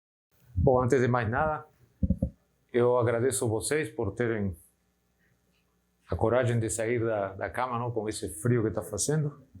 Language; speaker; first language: Portuguese; non-native, fluent; Spanish